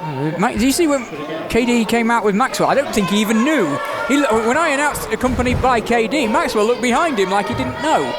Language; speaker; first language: English; native; English